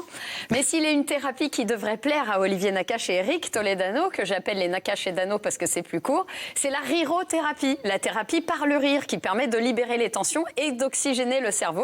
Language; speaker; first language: French; native; French